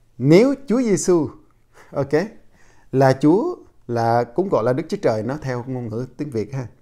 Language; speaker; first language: Vietnamese; non-native, local second language; Jarai